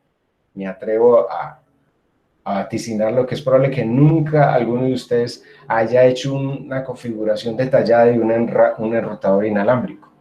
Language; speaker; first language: Spanish; native; Spanish